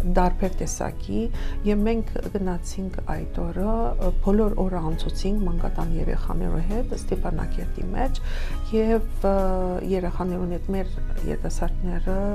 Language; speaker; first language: Armenian; early bilingual, heritage; Armenian